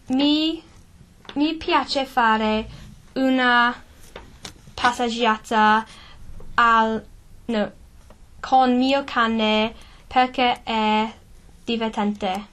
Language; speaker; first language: Italian; non-native, learner; English